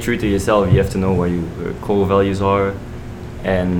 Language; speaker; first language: English; non-native, fluent; Dutch